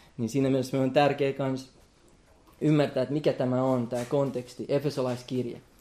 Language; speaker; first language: Finnish; non-native, local second language; Swedish